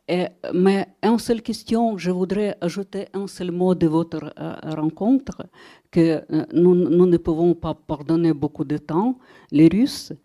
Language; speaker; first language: French; non-native, fluent; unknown